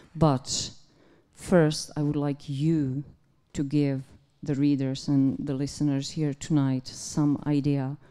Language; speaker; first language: English; non-native, fluent; Czech